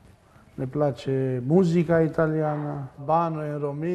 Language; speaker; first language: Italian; non-native, learner; Romanian